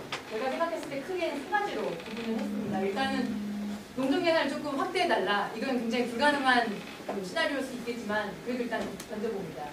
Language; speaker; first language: Korean; native; Korean